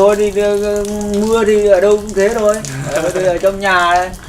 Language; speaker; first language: Vietnamese; native; Vietnamese